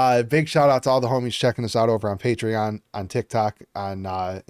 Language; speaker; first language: English; native; English